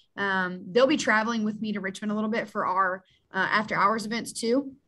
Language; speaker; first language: English; native; English